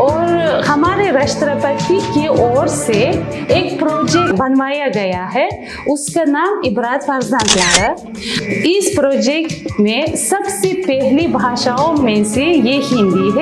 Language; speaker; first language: Hindi; non-native, fluent; Uzbek